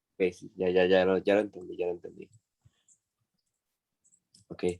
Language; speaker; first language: Spanish; native; Spanish